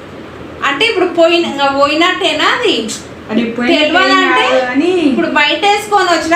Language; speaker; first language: Telugu; native; Telugu